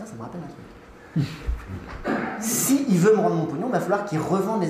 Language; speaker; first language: French; native; French